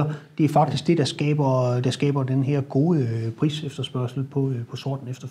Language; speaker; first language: Danish; native; Danish